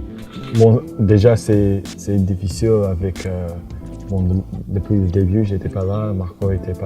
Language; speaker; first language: French; non-native, fluent; English